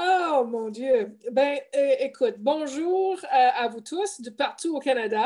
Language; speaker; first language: French; native; French